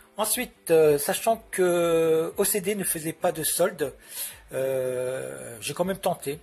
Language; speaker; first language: French; native; French